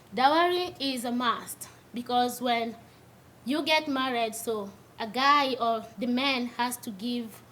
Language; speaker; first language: English; non-native, local second language; Swahili